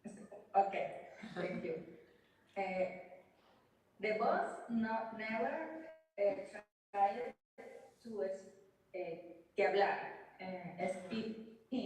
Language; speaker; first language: English; non-native, learner; Spanish